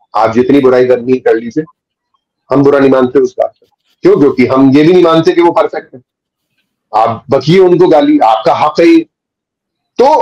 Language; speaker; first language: Hindi; native; Hindi